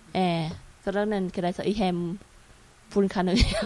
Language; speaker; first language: Korean; non-native, learner; Vietnamese